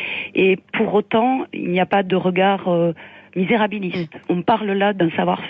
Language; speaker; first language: French; native; French